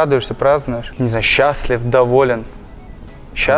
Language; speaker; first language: Russian; native; Russian